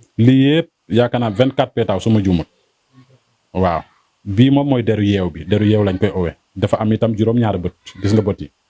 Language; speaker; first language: Wolof; non-native, local second language; Serer